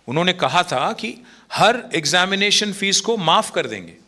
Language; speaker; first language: Hindi; non-native, local second language; Telugu